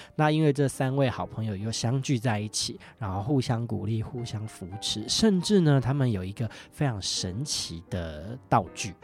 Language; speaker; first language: Chinese; native; Chinese